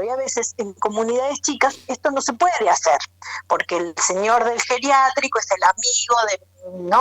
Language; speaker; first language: Spanish; native; Spanish